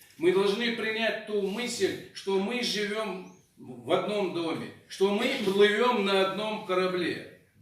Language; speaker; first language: Russian; non-native, local second language; Chechen